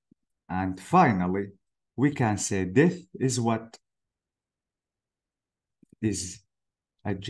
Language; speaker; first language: English; non-native, fluent; Arabic